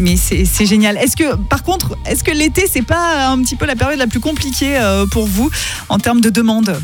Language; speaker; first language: French; native; French